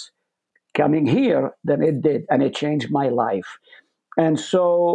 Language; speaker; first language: English; non-native, fluent; Hebrew